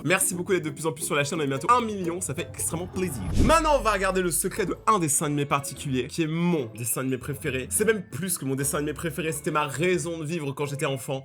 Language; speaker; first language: French; native; French